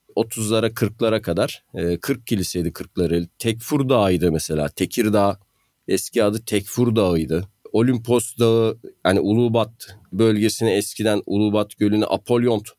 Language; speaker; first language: Turkish; native; Turkish